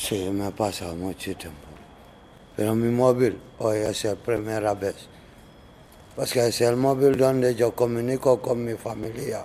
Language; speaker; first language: Spanish; non-native, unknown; Arabic